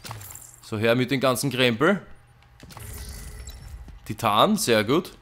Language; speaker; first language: German; native; German